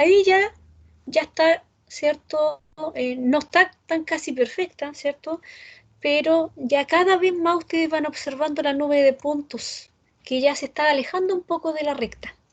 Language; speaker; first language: Spanish; native; Spanish